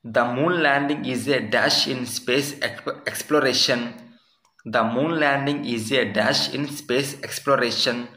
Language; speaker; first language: English; non-native, local second language; Telugu